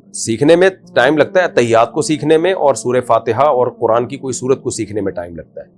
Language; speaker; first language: Urdu; native; Urdu